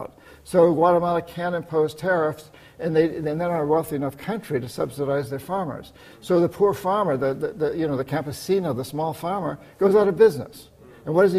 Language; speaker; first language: English; native; English